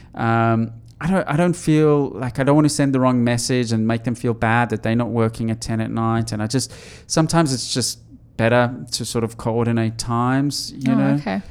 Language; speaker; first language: English; native; English